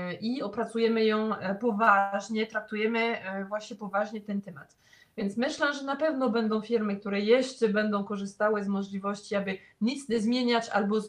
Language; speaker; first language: Polish; non-native, fluent; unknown